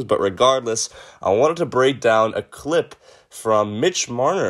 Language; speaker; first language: English; native; English